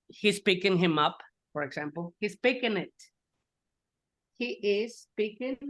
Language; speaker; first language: English; non-native, fluent; Spanish